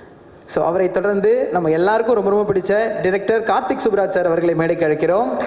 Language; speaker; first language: Tamil; native; Tamil